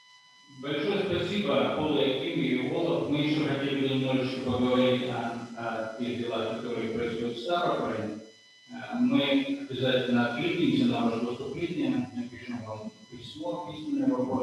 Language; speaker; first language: Russian; native; Russian